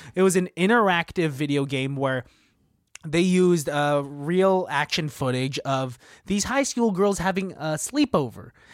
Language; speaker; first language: English; native; English